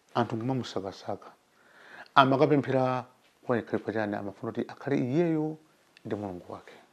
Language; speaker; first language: Nyanja; native; Nyanja